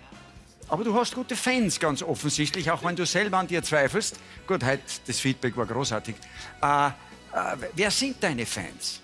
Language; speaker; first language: German; native; German